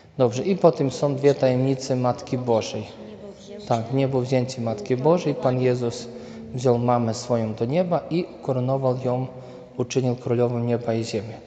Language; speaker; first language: Polish; native; Polish